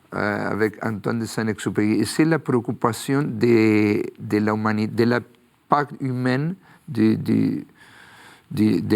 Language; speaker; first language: French; non-native, fluent; Spanish